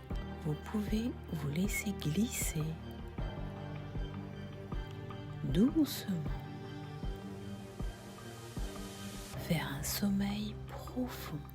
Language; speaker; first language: French; native; French